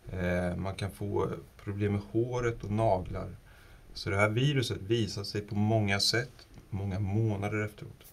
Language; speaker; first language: Swedish; non-native, fluent; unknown